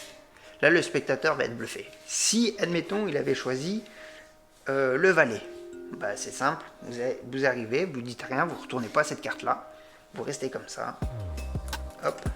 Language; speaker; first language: French; native; French